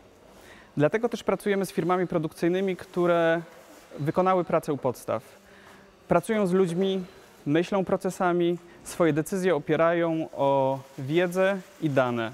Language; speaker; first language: Polish; native; Polish